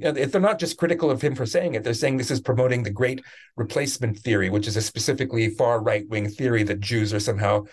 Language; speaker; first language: English; native; English